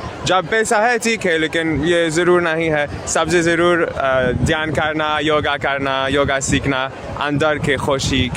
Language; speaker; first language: Hindi; non-native, learner; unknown